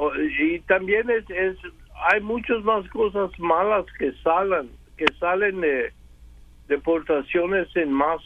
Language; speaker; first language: Spanish; early bilingual, other home language; English